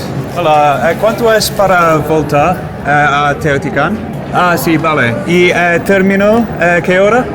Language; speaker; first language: Spanish; non-native, learner; English